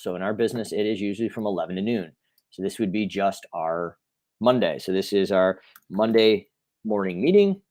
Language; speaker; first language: English; native; English